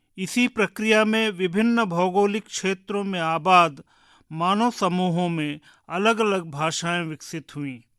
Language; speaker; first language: Hindi; native; Hindi